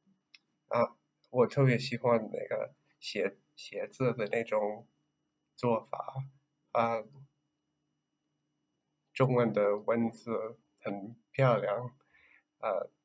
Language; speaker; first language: Chinese; non-native, learner; English